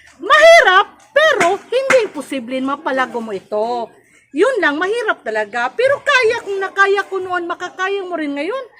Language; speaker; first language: Filipino; non-native, local second language; Cebuano